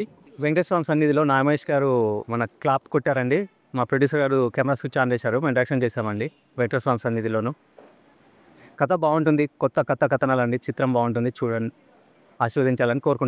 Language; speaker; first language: Telugu; native; Telugu